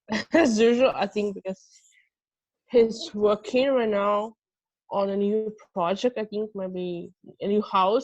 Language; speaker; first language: English; non-native, fluent; Russian